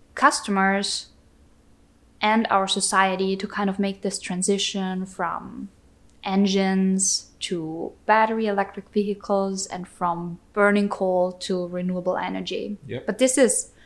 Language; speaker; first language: English; non-native, fluent; German